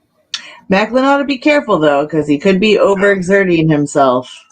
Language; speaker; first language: English; native; English